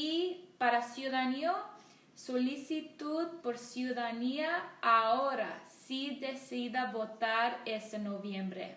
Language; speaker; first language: Spanish; non-native, learner; English